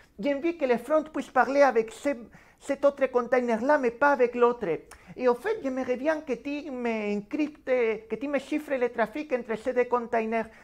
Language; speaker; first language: French; non-native, fluent; Spanish